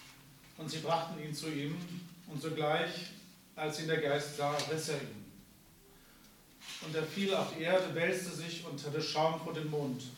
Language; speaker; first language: German; native; German